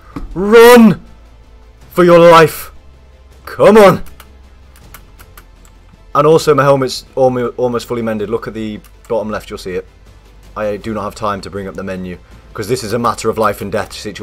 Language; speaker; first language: English; native; English